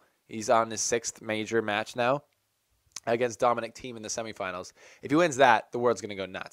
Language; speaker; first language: English; native; English